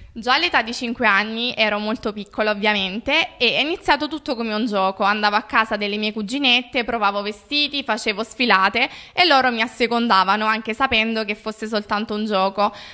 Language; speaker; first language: Italian; native; Italian